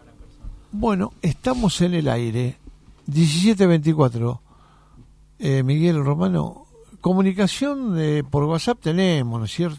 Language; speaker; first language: Spanish; native; Spanish